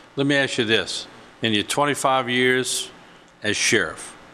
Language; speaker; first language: English; early bilingual, other home language; French